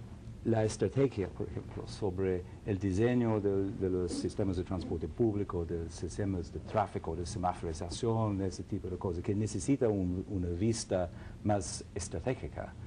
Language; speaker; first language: Spanish; non-native, fluent; English